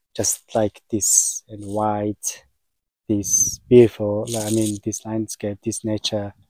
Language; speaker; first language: English; non-native, learner; Mongolian